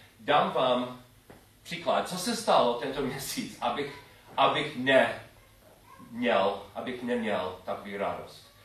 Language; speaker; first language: Czech; non-native, learner; English